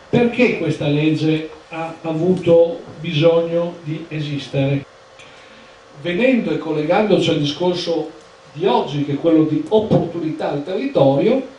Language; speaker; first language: Italian; native; Italian